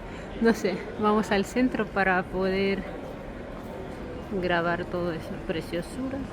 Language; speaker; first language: Spanish; non-native, fluent; Russian